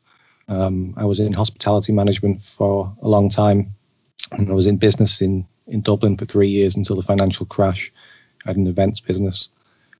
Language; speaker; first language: English; native; English